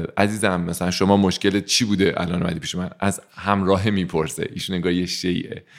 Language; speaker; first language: Persian; native; Persian